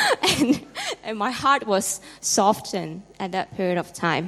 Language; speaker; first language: English; non-native, local second language; Cantonese